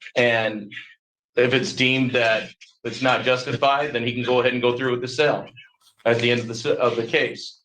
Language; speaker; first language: English; native; English